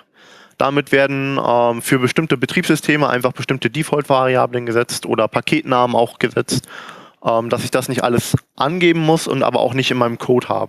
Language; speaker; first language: German; native; German